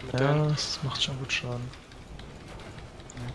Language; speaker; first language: German; native; German